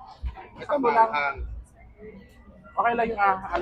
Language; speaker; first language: Filipino; native; Filipino